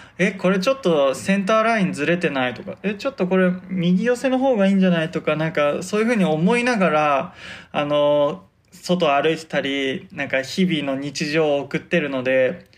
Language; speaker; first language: Japanese; native; Japanese